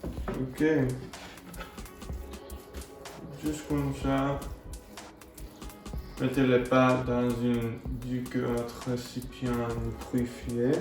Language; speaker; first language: French; non-native, learner; English